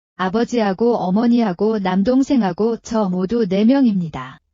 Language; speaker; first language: Korean; non-native, learner; Nepali